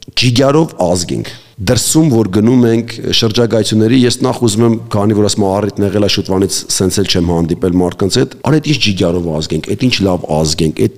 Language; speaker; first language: Armenian; native; Armenian